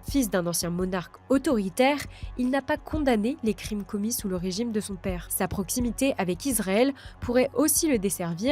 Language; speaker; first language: French; native; French